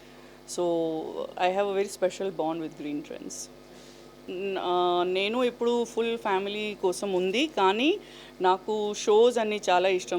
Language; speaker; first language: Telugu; non-native, learner; Gujarati